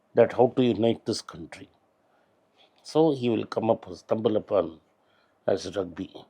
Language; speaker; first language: English; non-native, local second language; Tamil